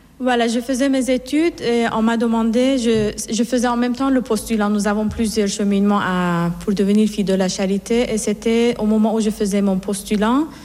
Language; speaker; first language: French; non-native, fluent; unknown